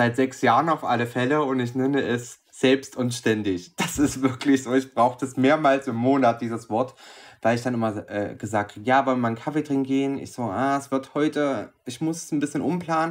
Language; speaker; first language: German; native; German